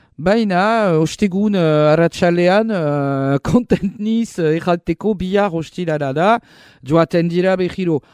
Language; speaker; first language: Basque; non-native, local second language; French